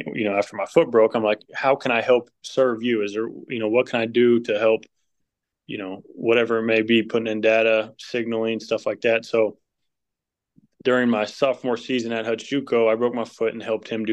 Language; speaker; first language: English; native; English